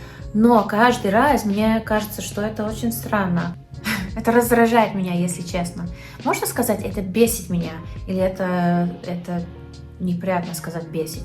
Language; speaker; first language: Russian; non-native, learner; English